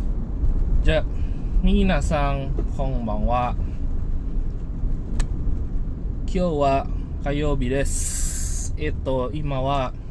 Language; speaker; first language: Japanese; non-native, learner; Indonesian